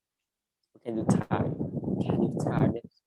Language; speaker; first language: English; non-native, learner; Vietnamese